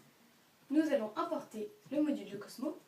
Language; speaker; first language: French; native; French